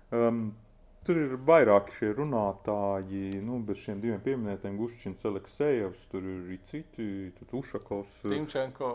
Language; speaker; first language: Latvian; native; Latvian